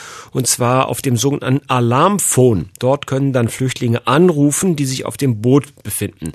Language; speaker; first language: German; native; German